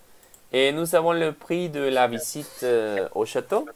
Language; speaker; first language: French; non-native, fluent; Spanish